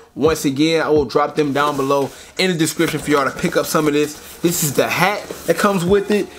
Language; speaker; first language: English; native; English